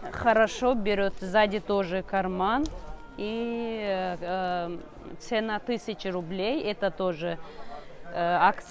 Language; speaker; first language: Russian; non-native, learner; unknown